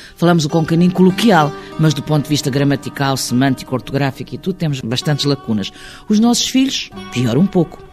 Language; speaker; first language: Portuguese; early bilingual, heritage; Portuguese